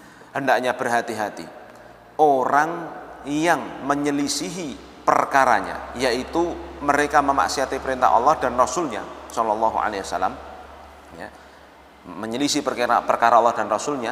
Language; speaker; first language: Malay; non-native, local second language; Javanese